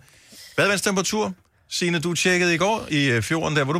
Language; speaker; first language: Danish; native; Danish